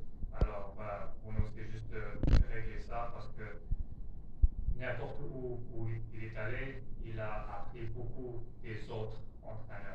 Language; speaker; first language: French; non-native, fluent; German